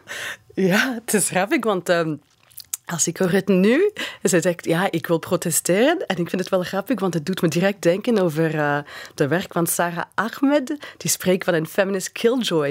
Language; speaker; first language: Dutch; non-native, fluent; English